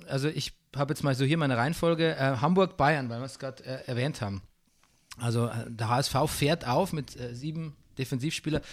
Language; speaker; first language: German; native; German